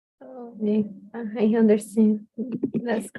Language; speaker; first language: English; non-native, learner; Spanish